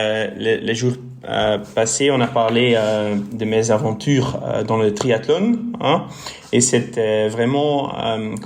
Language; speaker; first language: French; non-native, local second language; Dutch